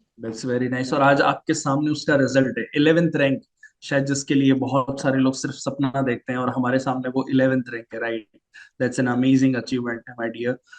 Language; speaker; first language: Hindi; native; Hindi